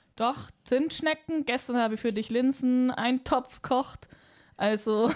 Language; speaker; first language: German; native; German